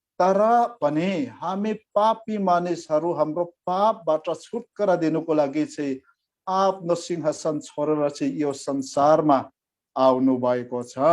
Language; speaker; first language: Nepali; non-native, fluent; Mizo